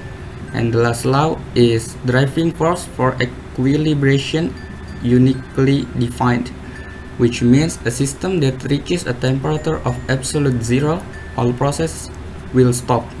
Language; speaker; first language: English; non-native, learner; Indonesian